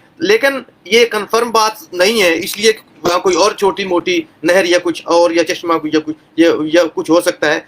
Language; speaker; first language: Urdu; non-native, local second language; Punjabi